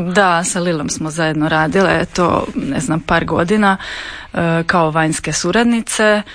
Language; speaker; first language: Croatian; non-native, local second language; Hungarian